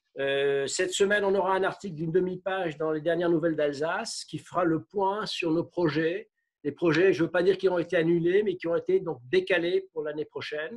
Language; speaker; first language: French; native; French